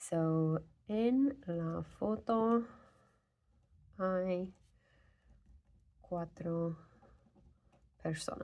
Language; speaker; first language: Spanish; non-native, fluent; English